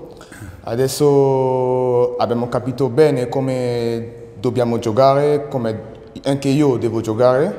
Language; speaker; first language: Italian; non-native, learner; French